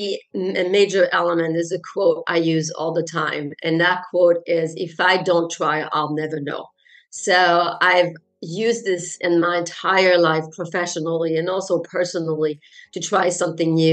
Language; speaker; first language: English; non-native, fluent; French